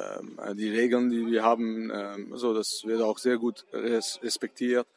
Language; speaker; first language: German; non-native, fluent; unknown